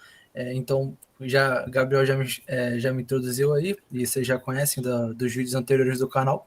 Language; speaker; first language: Portuguese; native; Portuguese